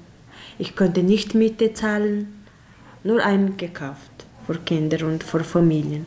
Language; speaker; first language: German; non-native, learner; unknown